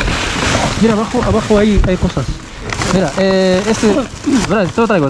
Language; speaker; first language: Spanish; non-native, learner; Filipino